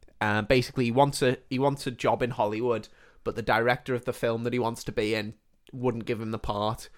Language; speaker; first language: English; native; English